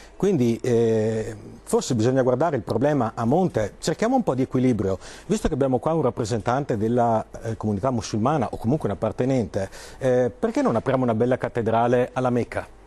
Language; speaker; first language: Italian; native; Italian